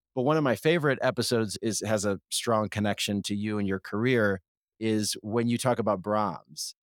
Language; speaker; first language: English; native; English